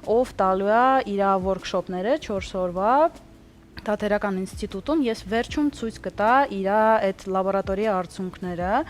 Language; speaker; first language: Armenian; early bilingual, heritage; Armenian